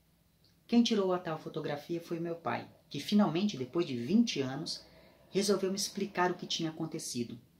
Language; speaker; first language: Portuguese; native; Portuguese